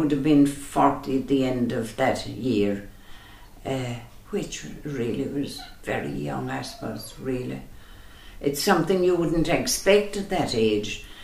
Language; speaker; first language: English; native; English